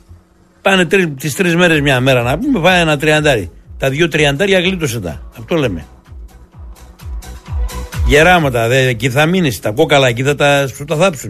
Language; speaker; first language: Greek; native; Greek